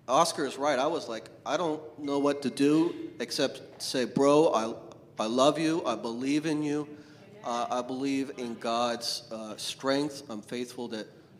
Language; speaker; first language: English; native; English